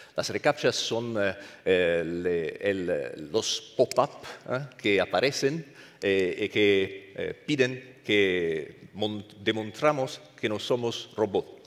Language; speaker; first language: Spanish; non-native, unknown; Italian